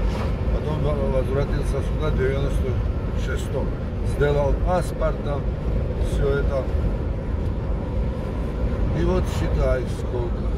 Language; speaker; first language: Russian; non-native, local second language; Georgian